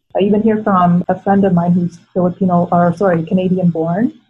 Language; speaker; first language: English; non-native, fluent; Filipino